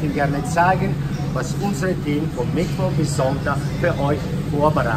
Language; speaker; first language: German; non-native, fluent; Italian